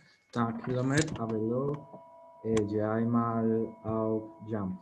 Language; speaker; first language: French; non-native, learner; Spanish